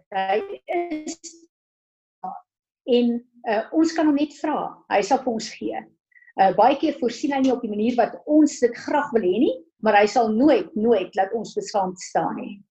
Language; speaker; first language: Afrikaans; native; Afrikaans